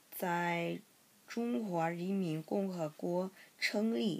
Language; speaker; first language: Chinese; non-native, learner; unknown